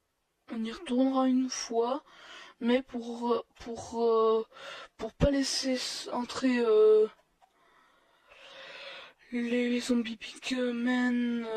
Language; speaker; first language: French; native; French